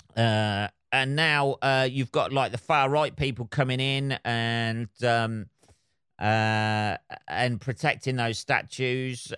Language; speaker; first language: English; native; English